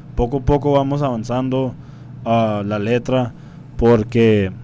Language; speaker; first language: Spanish; early bilingual, heritage; Spanish